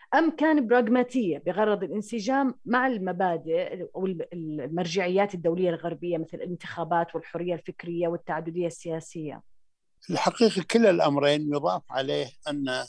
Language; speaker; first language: Arabic; native; Arabic